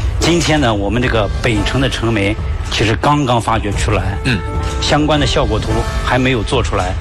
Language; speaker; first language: Chinese; native; Chinese